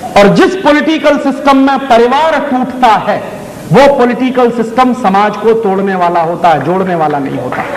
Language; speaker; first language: Hindi; native; Hindi